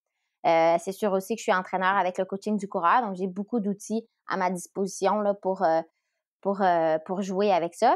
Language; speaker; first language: French; native; French